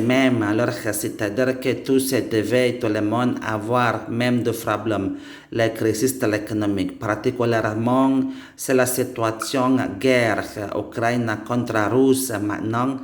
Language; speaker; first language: French; non-native, learner; Indonesian